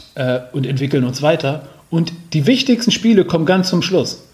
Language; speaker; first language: German; native; German